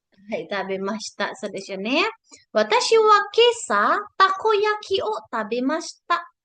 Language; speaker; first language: Japanese; non-native, fluent; Indonesian